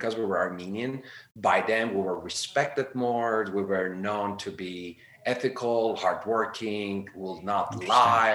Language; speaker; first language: English; non-native, fluent; Armenian